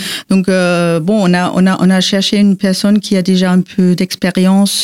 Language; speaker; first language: French; non-native, fluent; German